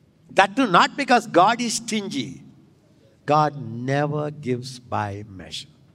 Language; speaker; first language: English; non-native, local second language; Tamil